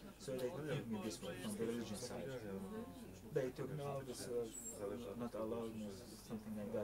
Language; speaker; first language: English; non-native, learner; Arabic